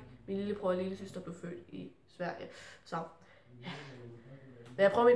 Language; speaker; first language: Danish; early bilingual, heritage; Danish